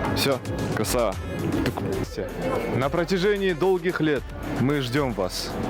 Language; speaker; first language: Russian; native; Russian